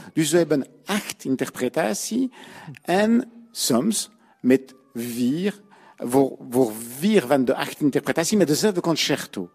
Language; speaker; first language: Dutch; non-native, learner; French